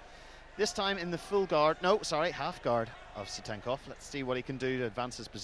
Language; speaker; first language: English; native; English